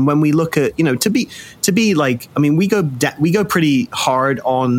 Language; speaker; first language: English; native; English